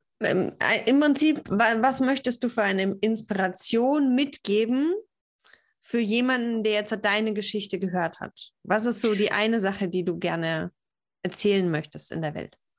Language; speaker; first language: German; native; German